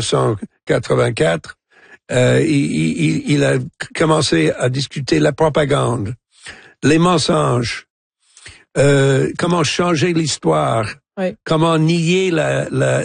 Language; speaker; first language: French; non-native, fluent; English